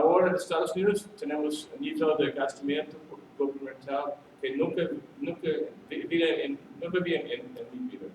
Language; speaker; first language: Spanish; non-native, learner; English